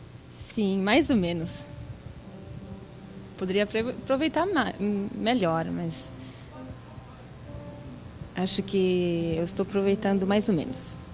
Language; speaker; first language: Portuguese; non-native, fluent; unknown